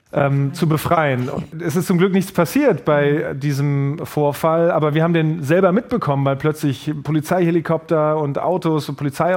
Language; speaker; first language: German; native; German